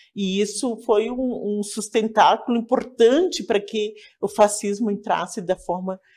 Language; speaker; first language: Portuguese; native; Portuguese